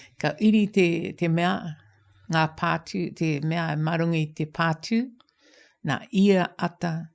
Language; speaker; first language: Māori; native; Māori